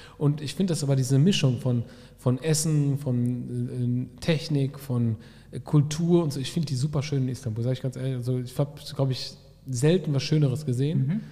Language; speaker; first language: German; early bilingual, other home language; Arabic